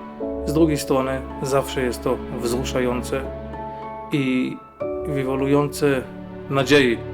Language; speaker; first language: Polish; non-native, fluent; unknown